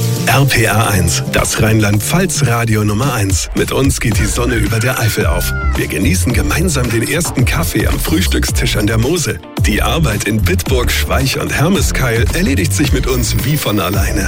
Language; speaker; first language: German; native; German